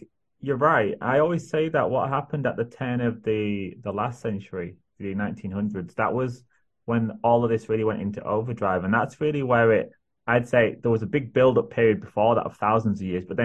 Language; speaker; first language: English; native; English